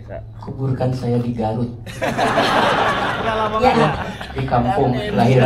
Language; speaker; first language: Indonesian; non-native, local second language; Sundanese